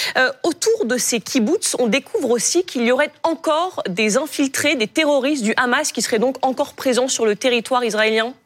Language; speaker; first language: French; native; French